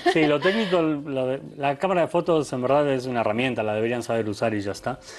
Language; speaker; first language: Spanish; native; Spanish